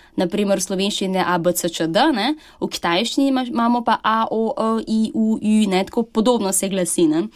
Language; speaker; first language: Slovenian; early bilingual, other home language; Chinese